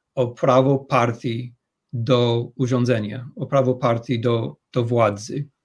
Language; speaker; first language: Polish; non-native, fluent; English